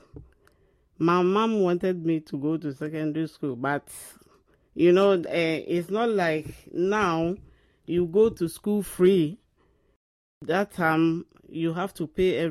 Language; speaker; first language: English; non-native, local second language; Akan